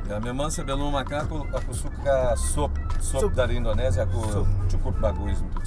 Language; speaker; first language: Indonesian; non-native, learner; Portuguese